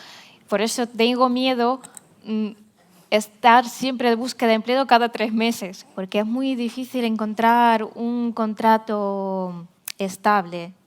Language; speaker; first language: Spanish; non-native, fluent; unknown